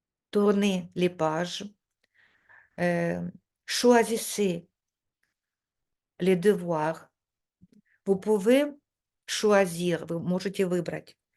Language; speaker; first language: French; non-native, fluent; Russian